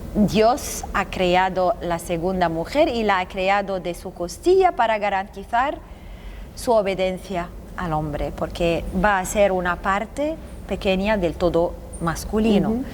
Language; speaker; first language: Spanish; non-native, fluent; Arabic